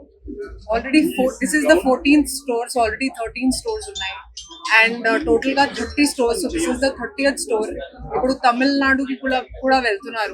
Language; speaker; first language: Telugu; non-native, learner; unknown